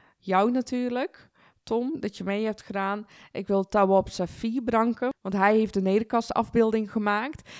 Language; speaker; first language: Dutch; early bilingual, other home language; Persian